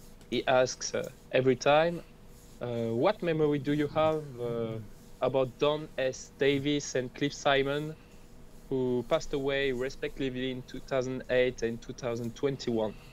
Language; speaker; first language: English; non-native, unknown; French